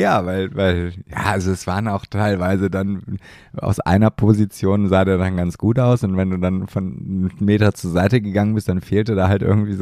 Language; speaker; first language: German; native; German